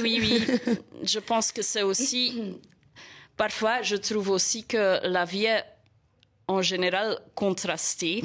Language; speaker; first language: French; non-native, fluent; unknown